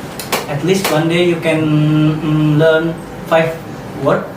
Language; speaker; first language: English; non-native, learner; Indonesian